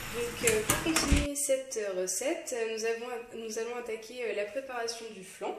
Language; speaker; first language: French; native; French